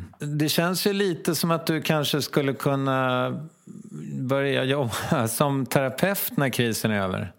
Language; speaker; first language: Swedish; native; Swedish